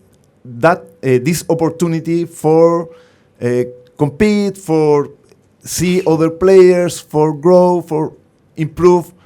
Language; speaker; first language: English; non-native, learner; Spanish